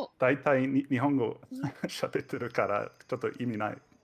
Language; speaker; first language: Japanese; non-native, fluent; Danish